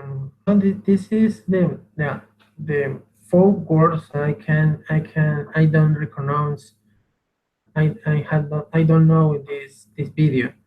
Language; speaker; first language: English; non-native, learner; Spanish